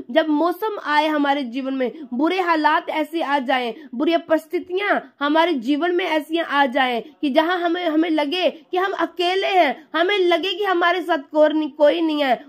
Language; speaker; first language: Hindi; non-native, local second language; Punjabi